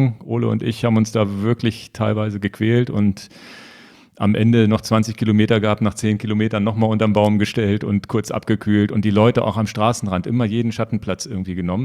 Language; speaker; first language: German; native; German